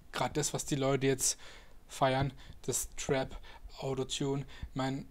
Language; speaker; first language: German; native; German